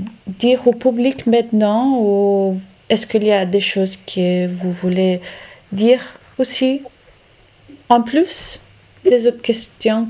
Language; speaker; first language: French; non-native, learner; Italian